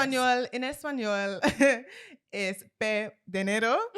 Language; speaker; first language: Spanish; non-native, learner; English